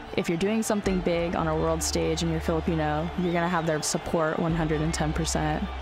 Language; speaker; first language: English; native; English